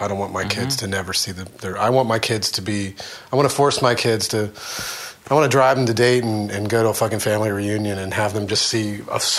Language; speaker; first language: English; native; English